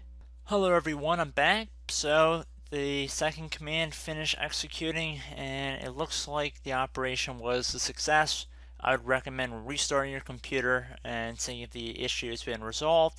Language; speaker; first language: English; native; English